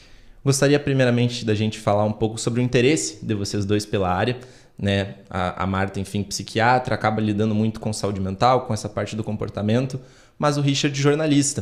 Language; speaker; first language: Portuguese; native; Portuguese